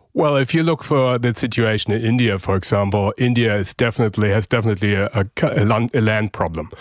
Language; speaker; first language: English; non-native, fluent; German